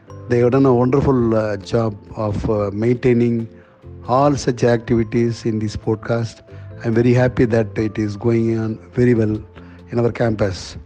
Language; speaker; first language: English; non-native, local second language; Tamil